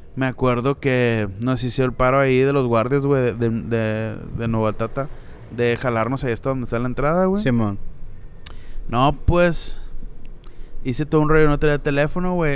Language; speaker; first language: Spanish; native; Spanish